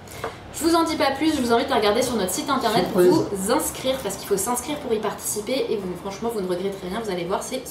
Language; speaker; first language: French; native; French